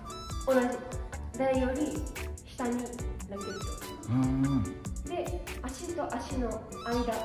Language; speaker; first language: Japanese; native; Japanese